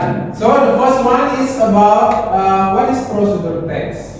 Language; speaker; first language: English; non-native, learner; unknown